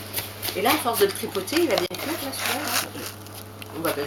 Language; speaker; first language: French; native; French